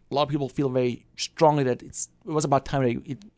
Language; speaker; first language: English; non-native, fluent; German